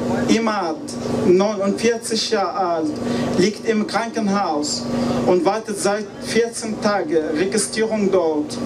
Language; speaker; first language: German; non-native, learner; Arabic